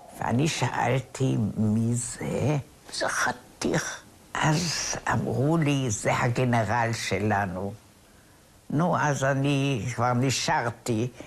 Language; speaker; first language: Hebrew; non-native, fluent; German